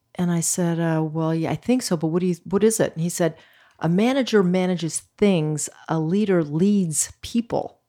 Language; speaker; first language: English; early bilingual, other home language; Greek